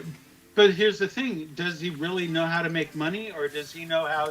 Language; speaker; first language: English; native; English